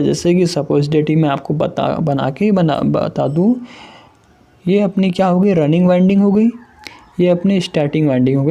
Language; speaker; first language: Hindi; native; Hindi